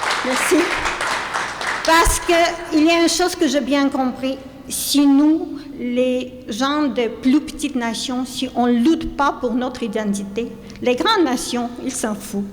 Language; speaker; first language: French; non-native, fluent; Armenian